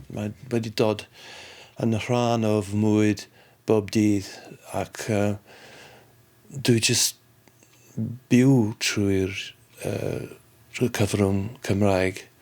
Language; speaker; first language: Welsh; non-native, learner; English